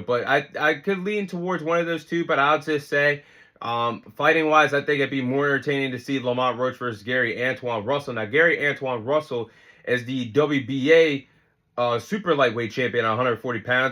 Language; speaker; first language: English; native; English